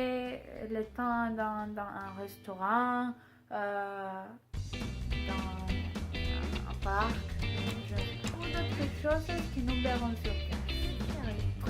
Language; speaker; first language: French; non-native, learner; Spanish